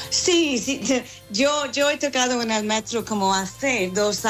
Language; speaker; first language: Spanish; non-native, fluent; English